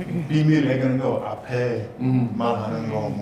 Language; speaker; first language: Korean; non-native, learner; English